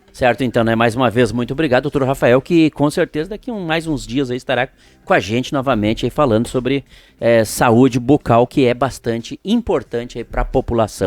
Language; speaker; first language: Portuguese; native; Portuguese